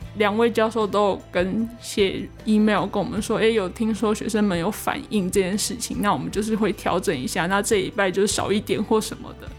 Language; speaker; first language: Chinese; native; Chinese